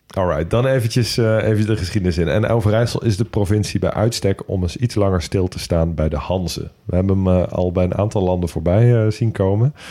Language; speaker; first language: Dutch; native; Dutch